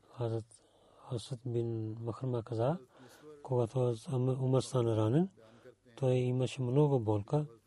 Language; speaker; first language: Bulgarian; non-native, learner; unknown